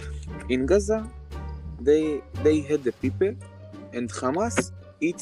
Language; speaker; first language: English; non-native, learner; Hebrew